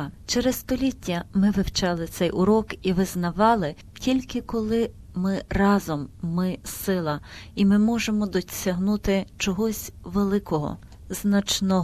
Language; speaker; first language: Ukrainian; native; Ukrainian